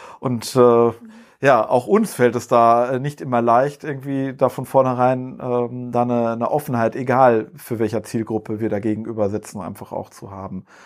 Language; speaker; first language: German; native; German